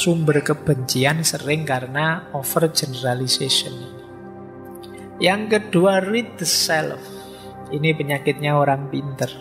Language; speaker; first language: Indonesian; native; Indonesian